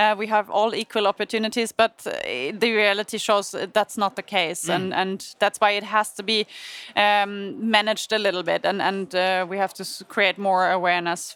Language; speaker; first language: English; non-native, fluent; German